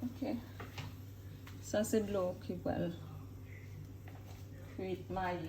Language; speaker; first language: French; non-native, learner; Haitian Creole